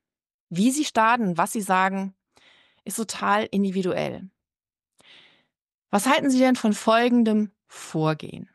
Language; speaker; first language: German; native; German